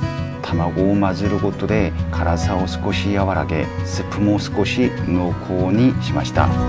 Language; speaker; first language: Japanese; non-native, learner; Korean